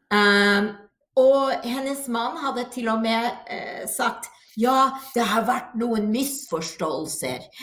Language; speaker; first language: Norwegian; non-native, fluent; English